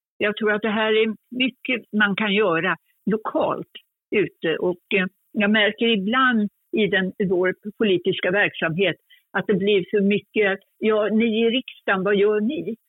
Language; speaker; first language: Swedish; native; Swedish